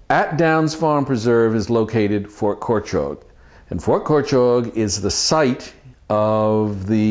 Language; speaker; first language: English; native; English